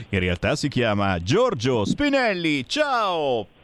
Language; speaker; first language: Italian; native; Italian